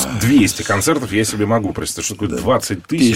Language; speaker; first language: Russian; native; Russian